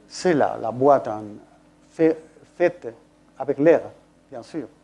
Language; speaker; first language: French; non-native, fluent; Spanish